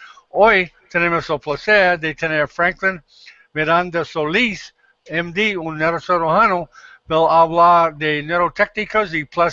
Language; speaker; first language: Spanish; non-native, learner; English